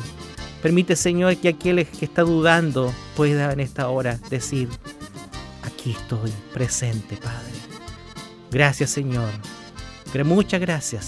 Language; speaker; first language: Spanish; native; Spanish